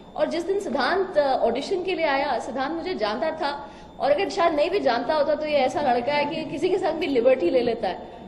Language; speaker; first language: Hindi; native; Hindi